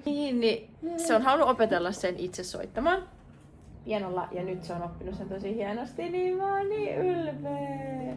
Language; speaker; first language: Finnish; native; Finnish